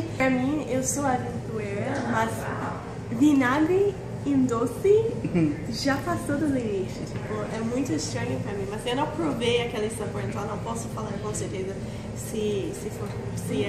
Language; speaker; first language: Portuguese; non-native, fluent; English